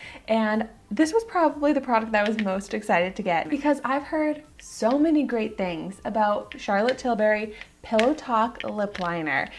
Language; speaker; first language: English; native; English